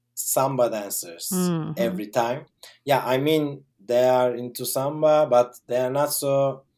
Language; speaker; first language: English; non-native, fluent; Turkish